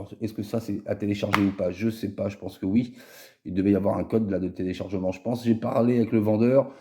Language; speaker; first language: French; native; French